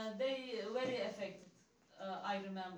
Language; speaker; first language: English; non-native, learner; Turkish